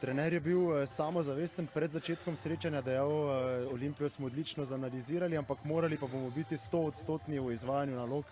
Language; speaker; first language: Slovenian; native; Slovenian